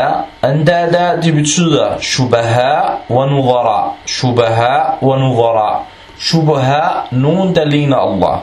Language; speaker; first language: Danish; non-native, fluent; Arabic